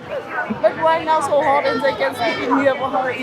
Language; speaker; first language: English; non-native, learner; Chinese